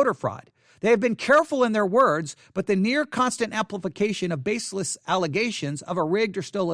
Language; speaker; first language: English; native; English